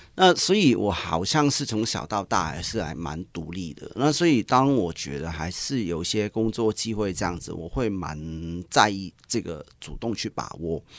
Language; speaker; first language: Chinese; non-native, local second language; Cantonese